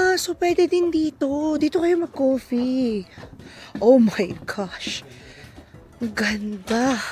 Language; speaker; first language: Filipino; native; Filipino